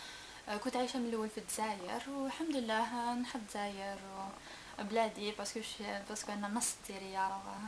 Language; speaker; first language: Arabic; early bilingual, heritage; Italian